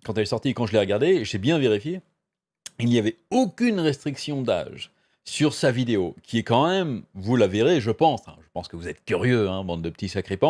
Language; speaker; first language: French; native; French